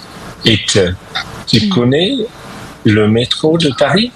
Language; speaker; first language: French; non-native, fluent; English